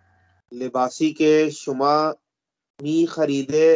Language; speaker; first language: Persian; non-native, learner; Urdu